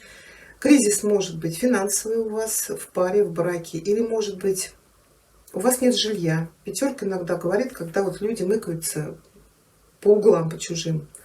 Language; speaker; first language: Russian; native; Russian